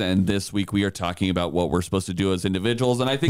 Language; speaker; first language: English; native; English